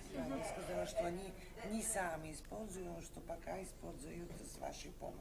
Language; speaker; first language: Russian; non-native, learner; Italian